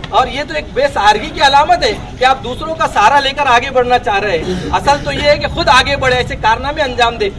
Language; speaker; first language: Urdu; native; Urdu